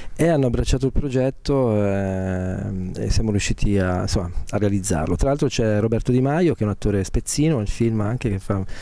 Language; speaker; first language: Italian; native; Italian